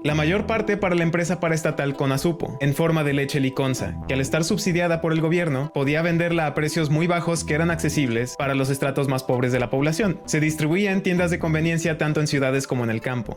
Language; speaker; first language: Spanish; native; Spanish